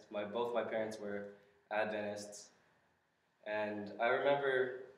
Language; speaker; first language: English; native; English